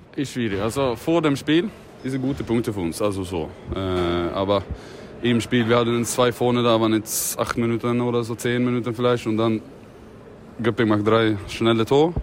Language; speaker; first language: German; non-native, learner; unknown